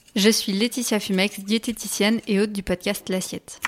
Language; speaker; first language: French; native; French